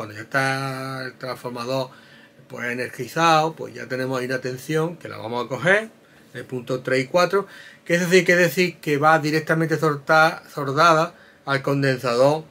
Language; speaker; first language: Spanish; native; Spanish